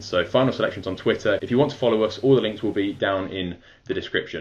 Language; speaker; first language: English; native; English